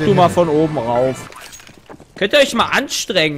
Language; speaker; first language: German; native; German